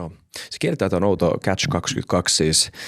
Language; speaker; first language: Finnish; native; Finnish